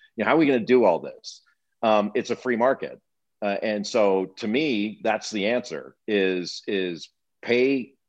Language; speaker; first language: English; native; English